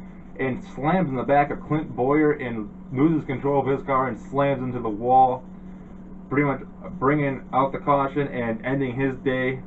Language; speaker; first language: English; native; English